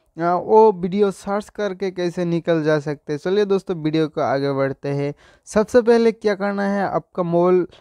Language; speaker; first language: Hindi; non-native, local second language; Assamese